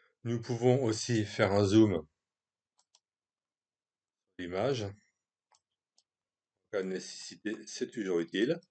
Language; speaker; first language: French; native; French